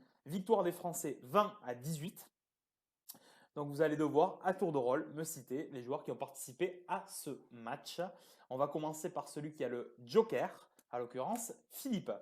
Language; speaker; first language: French; native; French